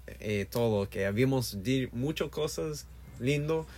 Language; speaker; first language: Spanish; non-native, learner; English